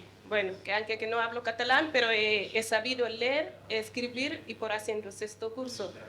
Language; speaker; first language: Spanish; non-native, learner; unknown